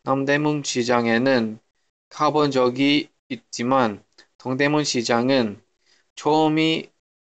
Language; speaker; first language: Korean; non-native, learner; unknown